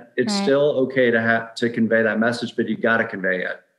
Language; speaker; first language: English; native; English